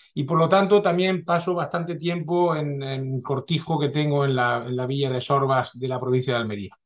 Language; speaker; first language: Spanish; early bilingual, heritage; Spanish